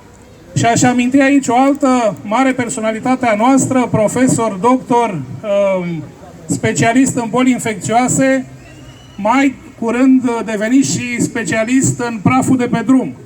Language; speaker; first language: Romanian; native; Romanian